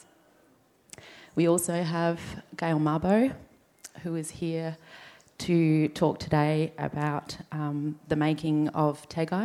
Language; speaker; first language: English; native; English